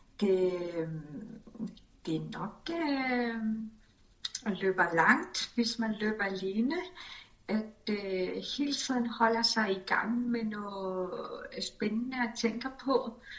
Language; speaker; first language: Danish; early bilingual, other home language; Spanish